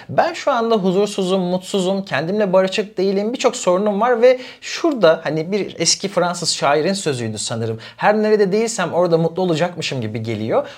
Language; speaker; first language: Turkish; native; Turkish